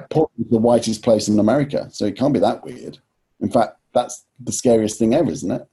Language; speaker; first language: English; native; English